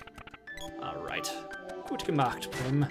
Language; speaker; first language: German; non-native, learner; English